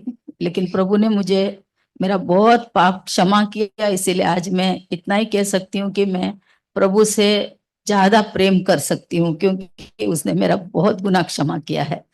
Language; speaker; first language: Hindi; non-native, local second language; Malayalam